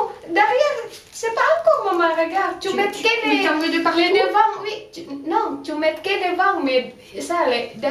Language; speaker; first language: French; non-native, learner; Indonesian